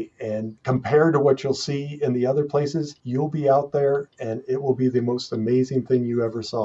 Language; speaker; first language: English; native; English